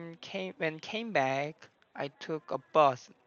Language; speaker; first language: English; non-native, learner; Korean